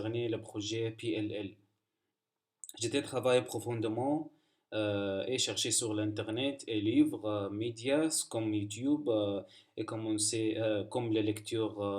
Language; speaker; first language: French; non-native, learner; Arabic